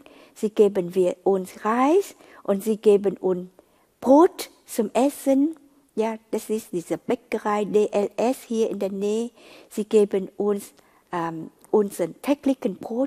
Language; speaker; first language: German; non-native, fluent; Vietnamese